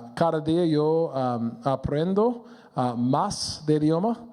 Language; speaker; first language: Spanish; non-native, learner; English